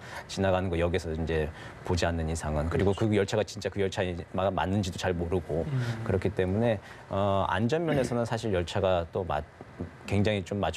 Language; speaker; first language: Korean; native; Korean